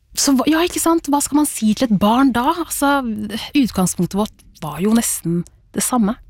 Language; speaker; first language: Norwegian; early bilingual, other home language; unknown